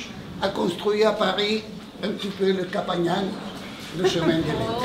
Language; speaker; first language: French; non-native, fluent; Spanish